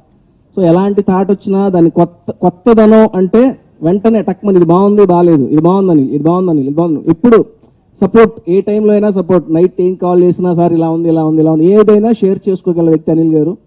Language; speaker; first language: Telugu; native; Telugu